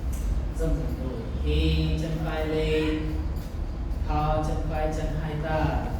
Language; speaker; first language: Vietnamese; non-native, learner; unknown